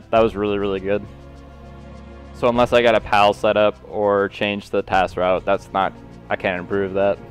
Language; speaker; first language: English; native; English